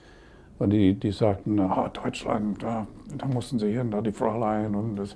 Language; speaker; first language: German; non-native, fluent; English